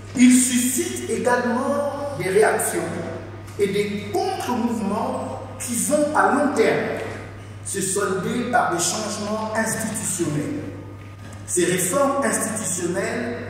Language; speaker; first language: French; native; French